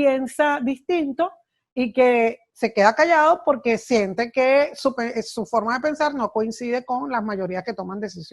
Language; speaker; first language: Spanish; native; Spanish